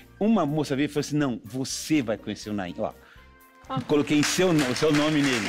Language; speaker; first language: Portuguese; native; Portuguese